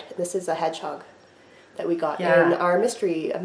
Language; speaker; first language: English; native; English